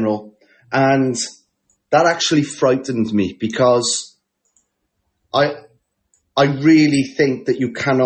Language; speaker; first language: English; native; English